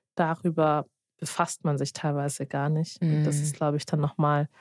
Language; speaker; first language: German; native; German